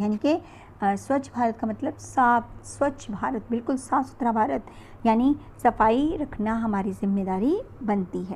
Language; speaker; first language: Hindi; native; Hindi